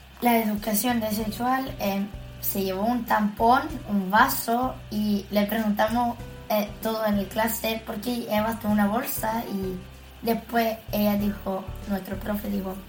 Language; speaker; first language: Spanish; early bilingual, heritage; Spanish